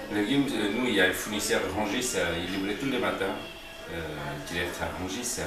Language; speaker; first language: French; non-native, learner; Korean